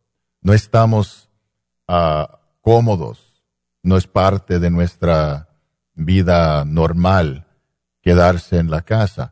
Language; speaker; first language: Spanish; non-native, fluent; English